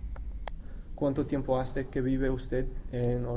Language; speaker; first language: Spanish; non-native, fluent; English